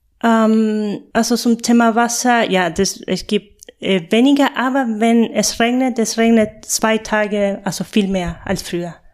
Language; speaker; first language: German; non-native, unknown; Spanish